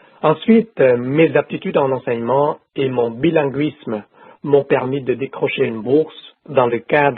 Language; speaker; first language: French; non-native, fluent; Khmer